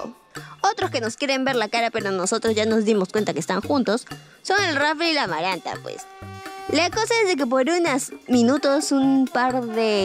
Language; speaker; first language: Spanish; native; Spanish